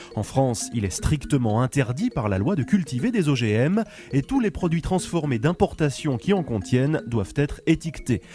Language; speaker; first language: French; native; French